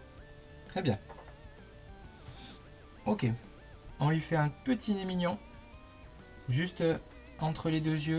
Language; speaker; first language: French; native; French